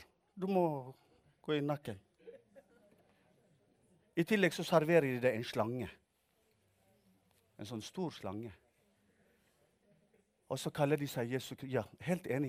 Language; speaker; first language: Norwegian; non-native, fluent; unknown